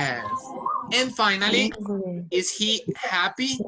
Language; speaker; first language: English; non-native, fluent; Spanish